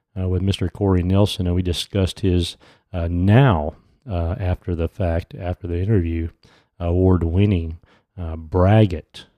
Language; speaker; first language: English; native; English